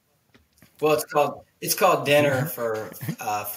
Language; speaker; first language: English; native; English